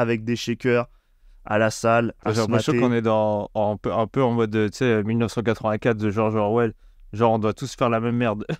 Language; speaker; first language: French; native; French